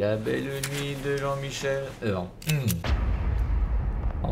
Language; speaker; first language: French; native; French